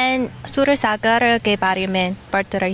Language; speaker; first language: Hindi; non-native, fluent; Chinese